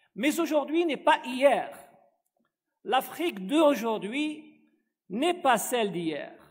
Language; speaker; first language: French; non-native, local second language; Arabic